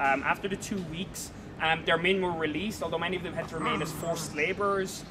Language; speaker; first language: English; native; English